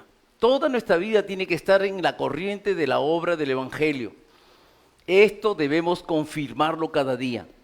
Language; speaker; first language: Spanish; native; Spanish